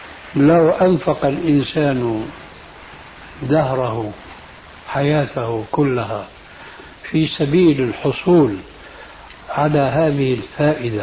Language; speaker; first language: Arabic; native; Arabic